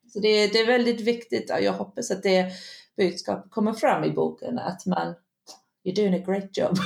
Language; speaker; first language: Swedish; non-native, fluent; English